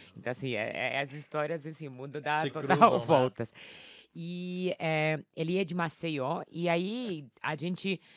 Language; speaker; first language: Portuguese; non-native, fluent; Polish